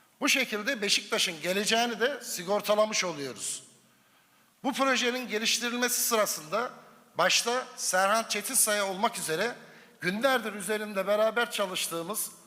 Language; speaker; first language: Turkish; native; Turkish